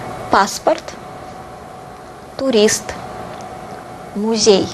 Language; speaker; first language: Russian; non-native, fluent; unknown